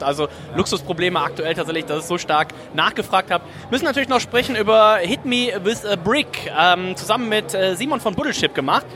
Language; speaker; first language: German; native; German